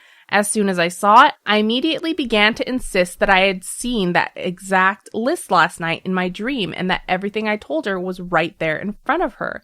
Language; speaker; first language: English; native; English